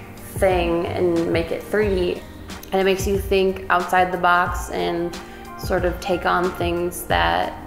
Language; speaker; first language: English; native; English